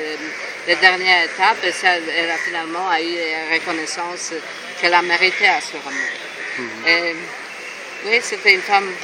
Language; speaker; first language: French; non-native, fluent; Polish